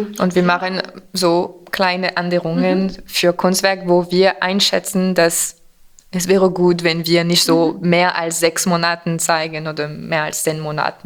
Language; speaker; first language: German; non-native, fluent; French